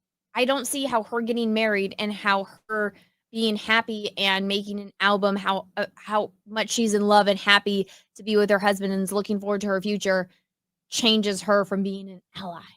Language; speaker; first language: English; native; English